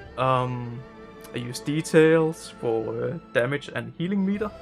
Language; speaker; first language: English; non-native, fluent; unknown